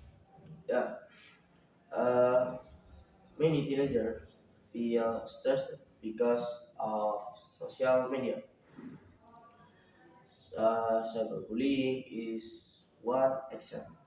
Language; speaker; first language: English; non-native, learner; Indonesian